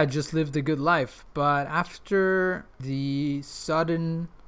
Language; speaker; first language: English; non-native, fluent; Spanish